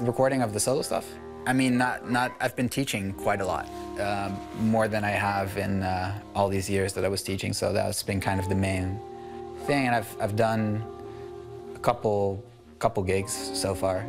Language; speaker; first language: English; non-native, fluent; Dutch